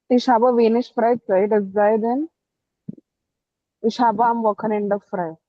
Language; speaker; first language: German; non-native, learner; Hindi